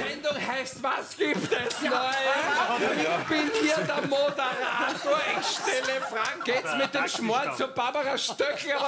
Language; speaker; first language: German; native; German